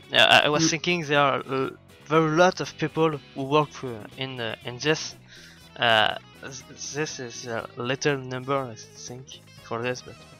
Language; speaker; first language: English; non-native, learner; French